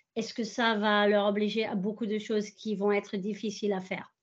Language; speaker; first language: French; non-native, fluent; English